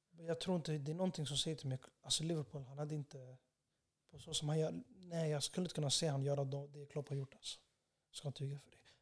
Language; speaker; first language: Swedish; early bilingual, other home language; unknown